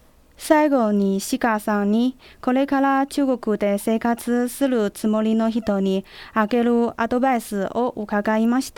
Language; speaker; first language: Japanese; non-native, fluent; Chinese